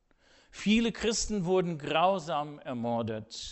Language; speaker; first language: German; non-native, fluent; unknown